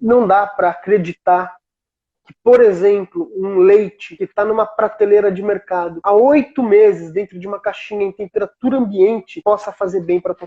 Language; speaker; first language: Portuguese; native; Portuguese